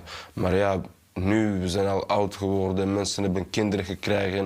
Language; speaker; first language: Dutch; early bilingual, other home language; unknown